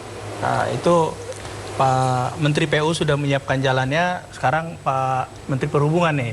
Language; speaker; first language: Indonesian; native; Indonesian